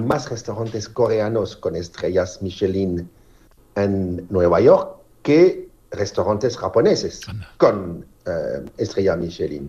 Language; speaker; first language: Spanish; non-native, learner; French